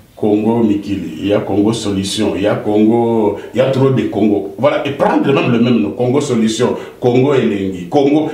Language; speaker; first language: French; non-native, local second language; Lingala